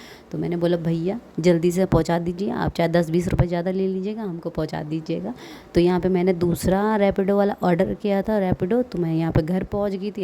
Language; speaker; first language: Hindi; native; Hindi